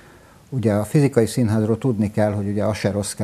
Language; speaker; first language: Hungarian; native; Hungarian